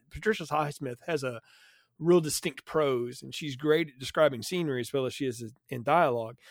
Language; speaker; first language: English; native; English